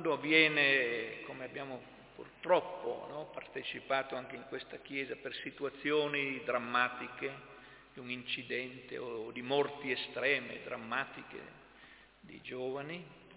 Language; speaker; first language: Italian; native; Italian